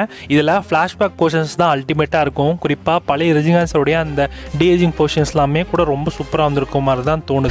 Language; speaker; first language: Tamil; native; Tamil